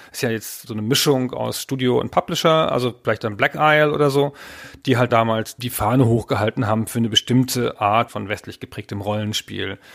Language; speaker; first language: German; native; German